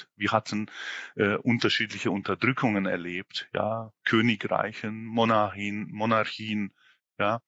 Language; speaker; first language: German; non-native, fluent; Hungarian